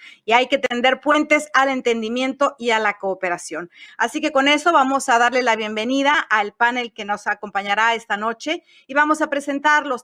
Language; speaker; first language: Spanish; native; Spanish